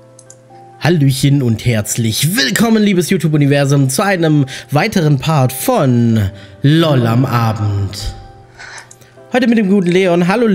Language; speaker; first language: German; native; German